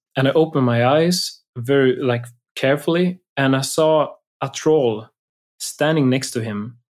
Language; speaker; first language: English; non-native, fluent; Swedish